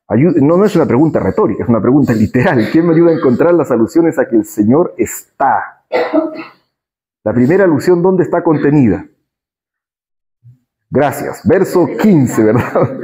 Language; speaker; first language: Spanish; native; Spanish